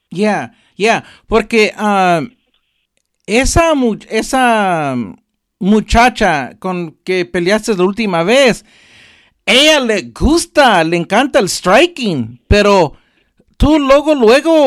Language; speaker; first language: Spanish; early bilingual, heritage; Spanish